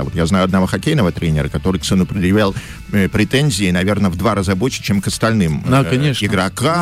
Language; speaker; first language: Russian; native; Russian